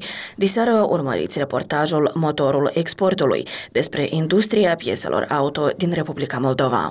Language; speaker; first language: Romanian; native; Romanian